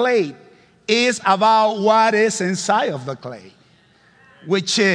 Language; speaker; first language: English; non-native, fluent; Spanish